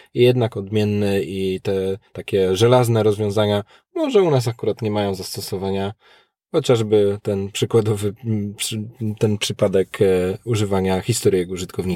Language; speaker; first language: Polish; native; Polish